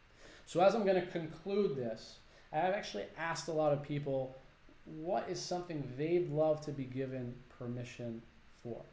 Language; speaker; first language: English; native; English